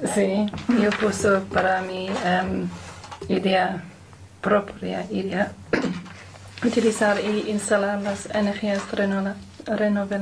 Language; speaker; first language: Spanish; non-native, learner; English